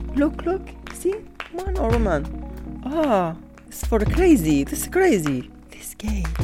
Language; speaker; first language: English; non-native, learner; Arabic